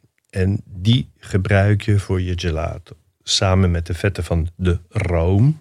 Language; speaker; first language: Dutch; non-native, fluent; Italian